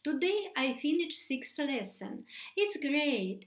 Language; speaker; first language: English; non-native, learner; Russian